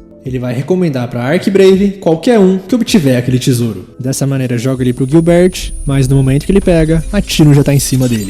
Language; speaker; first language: Portuguese; native; Portuguese